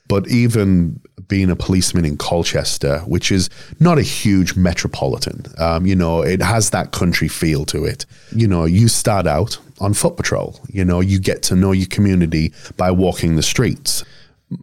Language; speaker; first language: English; native; English